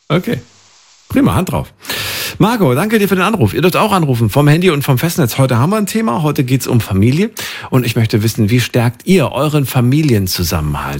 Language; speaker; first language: German; native; German